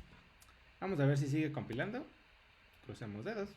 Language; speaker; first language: Spanish; native; Spanish